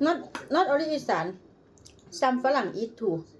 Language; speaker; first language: English; non-native, learner; Thai